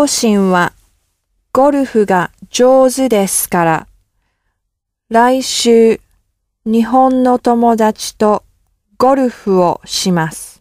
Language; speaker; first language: Japanese; non-native, learner; English